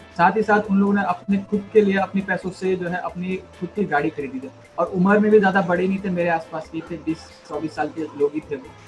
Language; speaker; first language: Hindi; early bilingual, other home language; Nepali